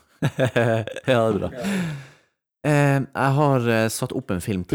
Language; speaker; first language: Norwegian; native; Norwegian